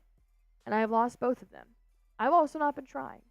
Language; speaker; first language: English; native; English